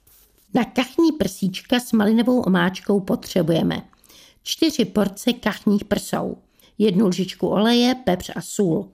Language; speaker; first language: Czech; native; Czech